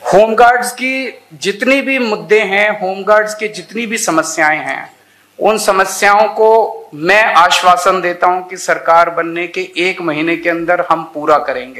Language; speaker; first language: Hindi; native; Hindi